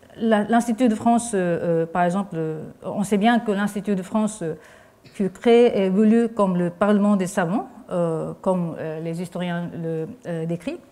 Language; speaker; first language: French; non-native, fluent; Japanese